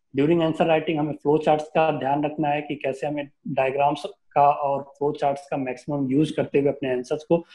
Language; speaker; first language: Hindi; native; Hindi